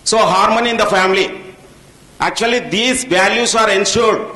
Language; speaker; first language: English; non-native, local second language; Telugu